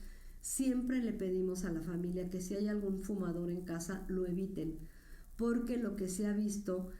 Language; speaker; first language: Spanish; native; Spanish